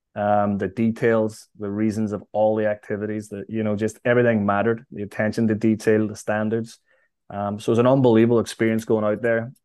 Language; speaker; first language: English; native; English